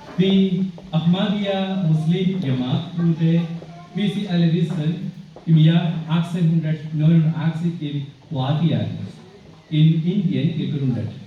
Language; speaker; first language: German; non-native, fluent; Malayalam